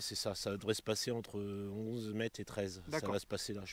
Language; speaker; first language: French; native; French